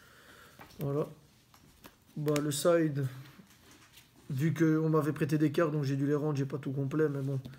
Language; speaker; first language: French; native; French